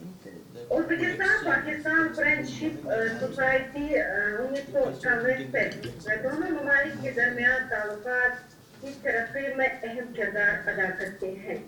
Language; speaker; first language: Hindi; non-native, fluent; Uzbek